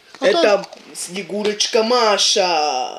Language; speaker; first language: Russian; early bilingual, heritage; Russian